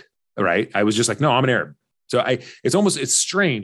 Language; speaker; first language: English; early bilingual, other home language; Arabic